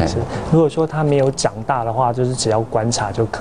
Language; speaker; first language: Chinese; native; Chinese